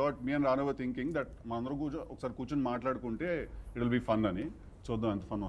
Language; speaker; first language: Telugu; native; Telugu